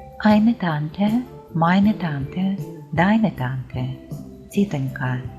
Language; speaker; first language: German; non-native, fluent; Ukrainian